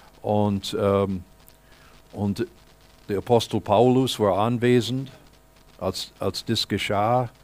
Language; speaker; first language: German; non-native, fluent; English